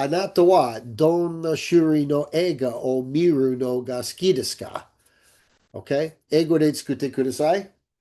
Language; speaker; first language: Japanese; non-native, learner; English